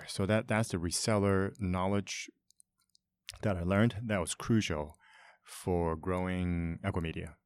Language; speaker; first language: English; non-native, local second language; Cantonese